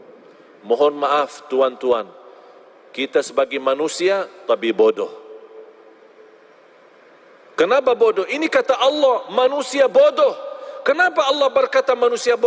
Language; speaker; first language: Indonesian; non-native, fluent; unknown